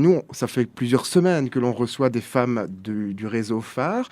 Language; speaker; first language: French; native; French